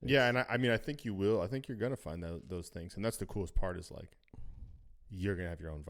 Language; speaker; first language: English; native; English